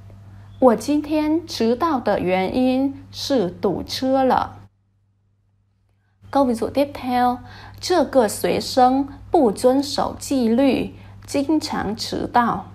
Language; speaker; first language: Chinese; non-native, fluent; Vietnamese